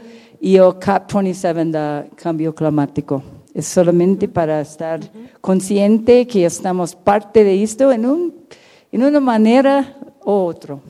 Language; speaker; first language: Spanish; non-native, fluent; English